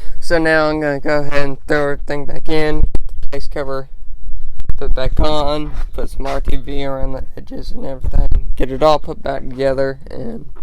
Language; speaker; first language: English; native; English